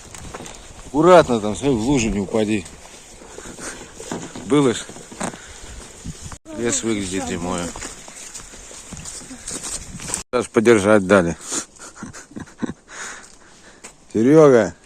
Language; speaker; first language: Russian; native; Russian